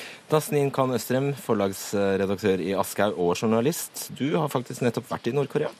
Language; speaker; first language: Norwegian; native; Norwegian